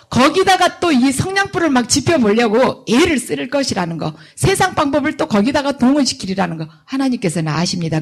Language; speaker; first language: Korean; native; Korean